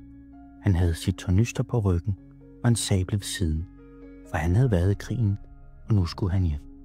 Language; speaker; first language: Danish; native; Danish